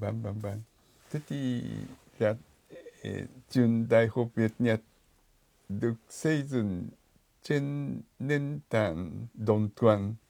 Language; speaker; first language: Vietnamese; non-native, fluent; Japanese